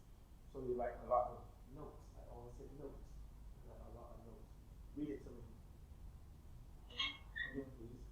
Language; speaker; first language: English; non-native, fluent; Thai